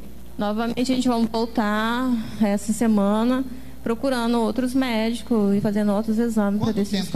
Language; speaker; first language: Portuguese; native; Portuguese